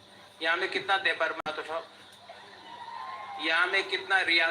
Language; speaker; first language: Hindi; non-native, local second language; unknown